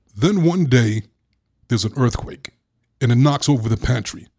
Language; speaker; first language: English; native; English